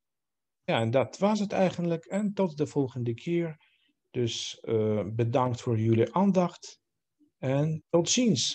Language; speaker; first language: Dutch; non-native, fluent; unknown